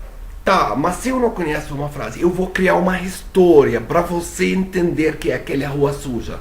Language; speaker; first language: Portuguese; non-native, fluent; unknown